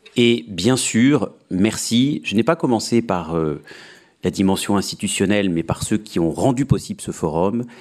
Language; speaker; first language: French; native; French